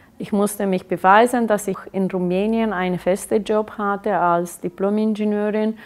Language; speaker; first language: German; non-native, fluent; Romanian